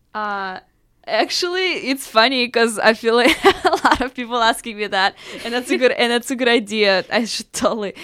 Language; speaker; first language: English; non-native, fluent; Russian